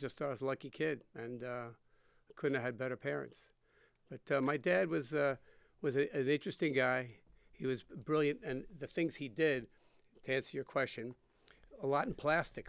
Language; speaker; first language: English; native; English